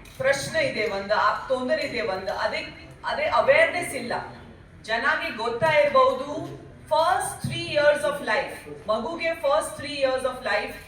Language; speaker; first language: Kannada; non-native, learner; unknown